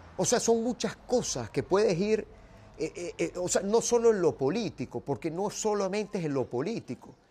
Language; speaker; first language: Spanish; native; Spanish